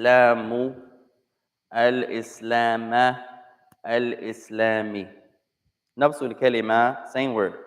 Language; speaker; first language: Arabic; non-native, fluent; English